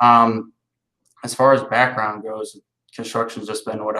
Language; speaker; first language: English; native; English